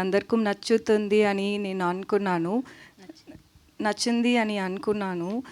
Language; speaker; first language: Telugu; non-native, learner; Tamil